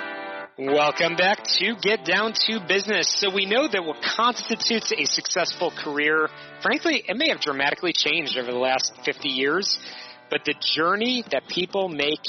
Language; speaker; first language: English; native; English